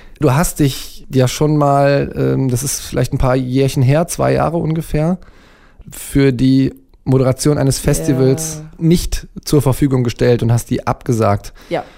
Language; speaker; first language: German; native; German